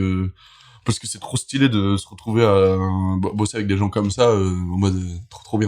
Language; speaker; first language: French; native; French